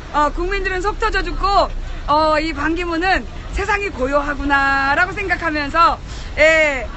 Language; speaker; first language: Korean; native; Korean